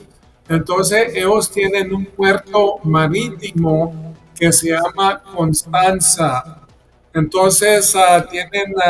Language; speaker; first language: Spanish; early bilingual, heritage; Spanish